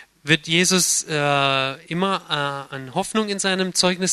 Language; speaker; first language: German; native; German